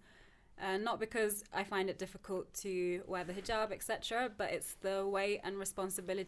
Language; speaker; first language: English; early bilingual, other home language; Turkish